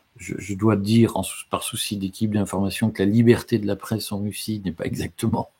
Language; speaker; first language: French; native; French